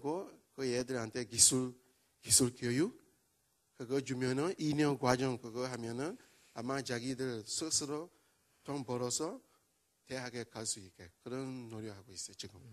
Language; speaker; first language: Korean; non-native, learner; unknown